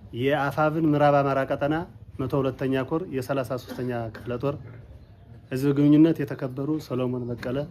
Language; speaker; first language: Amharic; native; Amharic